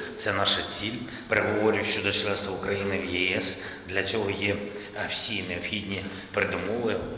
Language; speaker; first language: Ukrainian; non-native, local second language; Russian